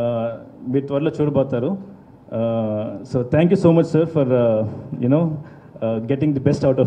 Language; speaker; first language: Telugu; native; Telugu